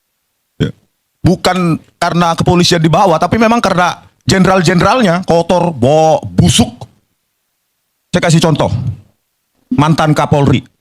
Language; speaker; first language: Indonesian; native; Indonesian